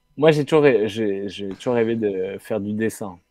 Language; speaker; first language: French; native; French